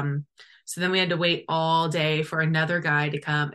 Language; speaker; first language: English; native; English